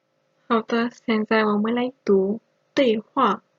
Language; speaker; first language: Chinese; non-native, local second language; Malay